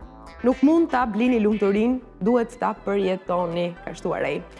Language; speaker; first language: Albanian; native; Albanian